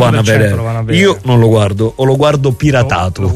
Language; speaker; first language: Italian; native; Italian